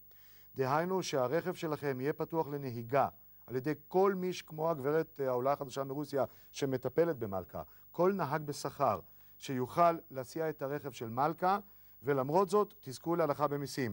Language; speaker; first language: Hebrew; native; Hebrew